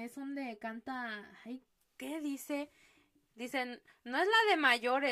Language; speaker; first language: Spanish; early bilingual, heritage; Spanish